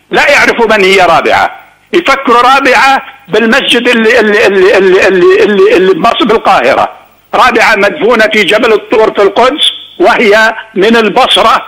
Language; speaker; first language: Arabic; native; Arabic